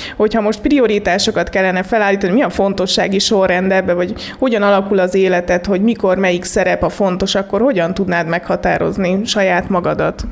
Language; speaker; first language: Hungarian; native; Hungarian